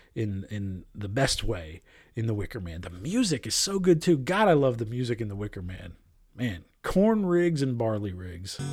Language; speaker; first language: English; native; English